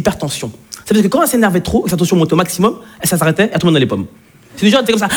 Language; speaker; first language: French; native; French